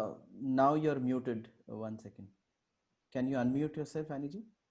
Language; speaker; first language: English; non-native, local second language; Hindi